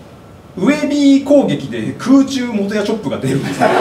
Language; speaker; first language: Japanese; native; Japanese